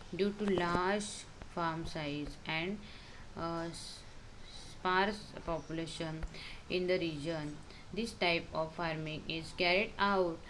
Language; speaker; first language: English; non-native, local second language; Hindi